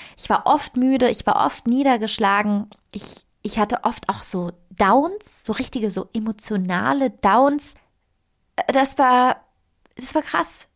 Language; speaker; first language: German; non-native, fluent; Italian